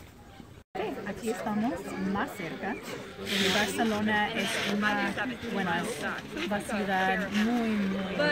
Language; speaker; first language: Spanish; non-native, fluent; English